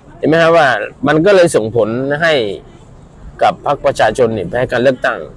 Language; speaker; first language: Thai; native; Thai